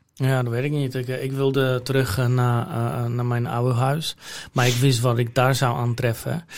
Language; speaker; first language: Dutch; non-native, fluent; Polish